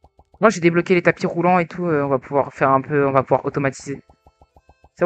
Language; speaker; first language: French; native; French